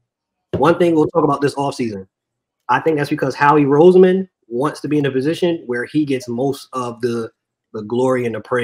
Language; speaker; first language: English; native; English